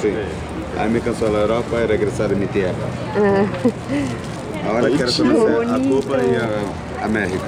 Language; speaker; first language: Spanish; non-native, fluent; Portuguese